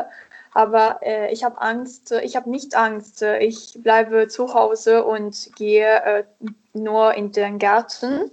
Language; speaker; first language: German; non-native, learner; Italian